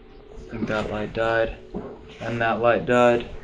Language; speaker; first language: English; native; English